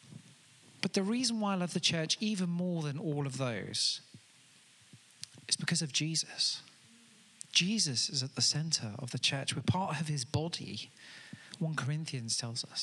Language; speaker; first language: English; native; English